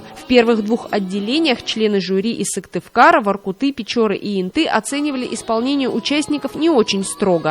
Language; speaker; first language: Russian; native; Russian